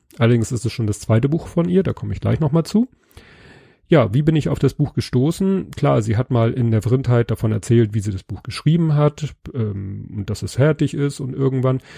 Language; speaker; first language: German; native; German